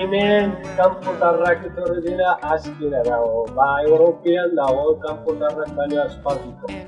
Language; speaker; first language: Basque; non-native, learner; Arabic